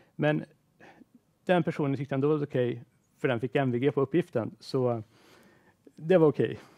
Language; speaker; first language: Swedish; native; Swedish